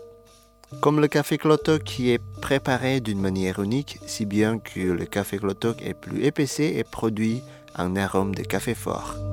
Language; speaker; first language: French; non-native, fluent; Indonesian